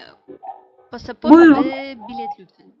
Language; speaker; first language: Turkish; non-native, learner; Russian